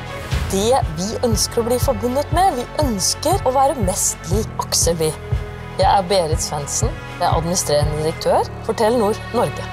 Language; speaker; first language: Norwegian; native; Norwegian